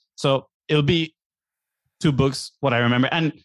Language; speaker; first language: English; non-native, fluent; Spanish